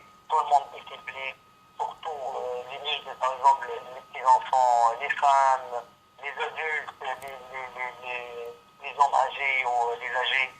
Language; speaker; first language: French; non-native, fluent; Arabic